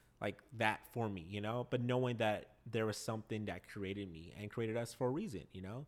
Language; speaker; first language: English; native; English